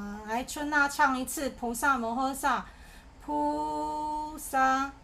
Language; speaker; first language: Chinese; native; Chinese